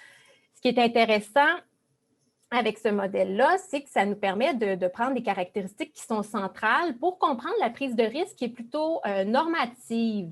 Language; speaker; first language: French; native; French